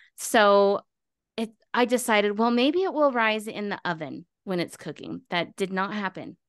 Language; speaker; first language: English; native; English